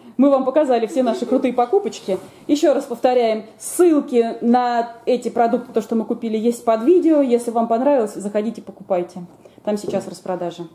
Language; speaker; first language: Russian; native; Russian